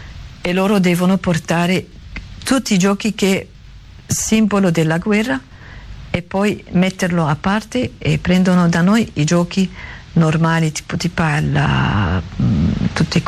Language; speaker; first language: Italian; non-native, learner; Arabic